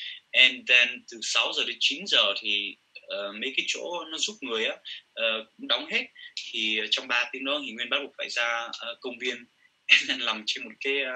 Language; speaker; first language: Vietnamese; early bilingual, heritage; Vietnamese